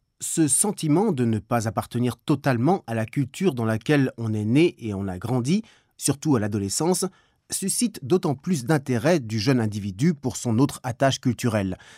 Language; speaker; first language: French; native; French